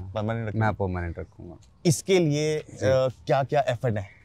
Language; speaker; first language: Hindi; native; Hindi